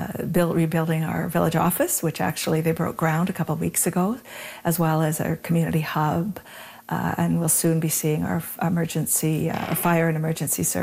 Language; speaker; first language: English; native; English